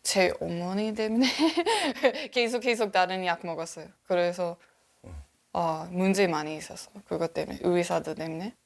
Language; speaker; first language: Korean; non-native, learner; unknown